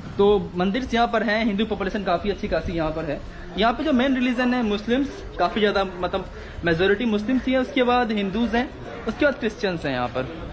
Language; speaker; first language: Hindi; native; Hindi